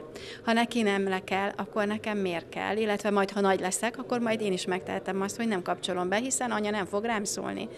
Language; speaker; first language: Hungarian; native; Hungarian